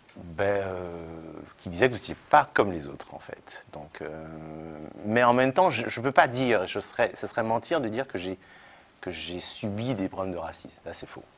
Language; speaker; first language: French; native; French